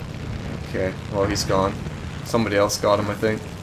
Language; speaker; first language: English; native; English